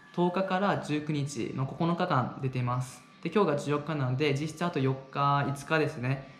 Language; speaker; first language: Japanese; native; Japanese